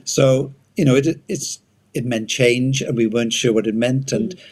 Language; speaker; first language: English; native; English